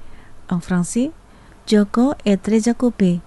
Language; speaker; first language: French; non-native, fluent; Indonesian